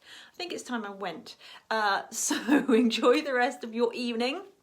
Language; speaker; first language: English; native; English